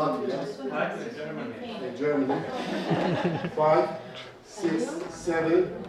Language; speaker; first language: English; non-native, fluent; Turkish